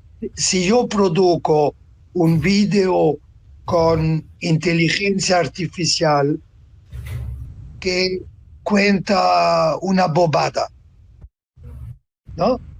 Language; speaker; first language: Spanish; non-native, fluent; Italian